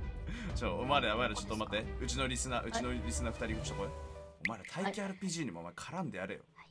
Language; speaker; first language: Japanese; native; Japanese